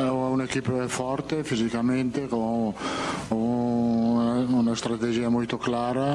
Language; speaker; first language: Portuguese; non-native, fluent; Italian